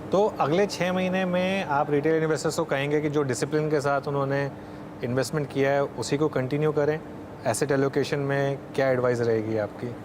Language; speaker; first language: Hindi; native; Hindi